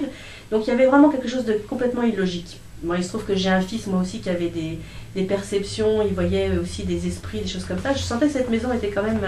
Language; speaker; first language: French; native; French